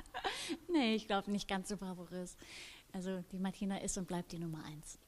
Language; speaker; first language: German; native; German